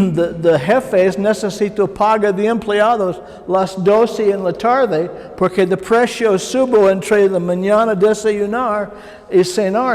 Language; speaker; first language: Spanish; non-native, learner; English